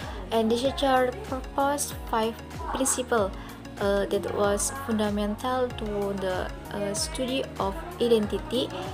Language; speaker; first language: English; non-native, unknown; Indonesian